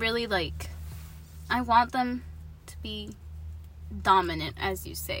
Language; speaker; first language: English; native; English